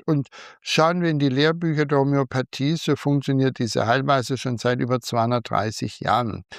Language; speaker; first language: German; native; German